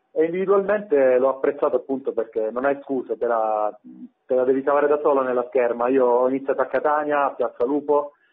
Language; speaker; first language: Italian; native; Italian